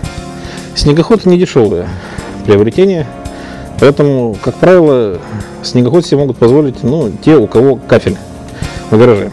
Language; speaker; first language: Russian; native; Russian